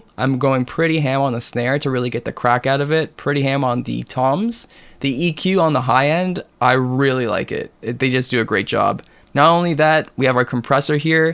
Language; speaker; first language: English; native; English